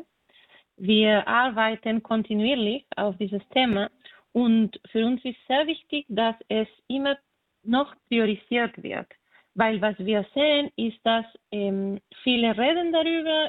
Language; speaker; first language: German; non-native, fluent; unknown